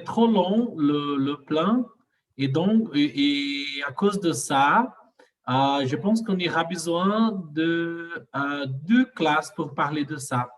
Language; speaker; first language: French; non-native, fluent; Portuguese